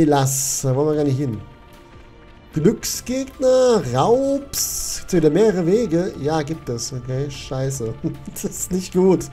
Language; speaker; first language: German; native; German